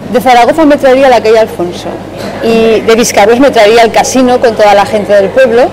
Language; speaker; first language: Spanish; native; Spanish